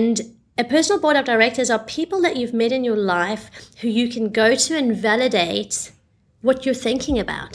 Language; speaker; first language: English; native; English